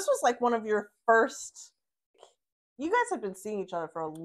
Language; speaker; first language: English; native; English